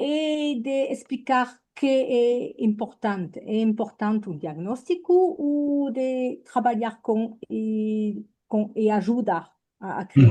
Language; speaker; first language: Portuguese; non-native, fluent; French